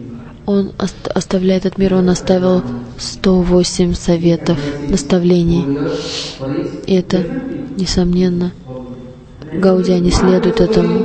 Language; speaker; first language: Russian; non-native, learner; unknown